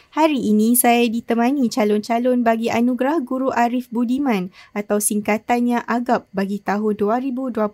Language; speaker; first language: Malay; native; Malay